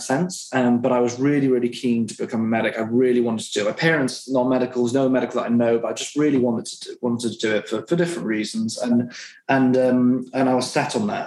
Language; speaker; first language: English; native; English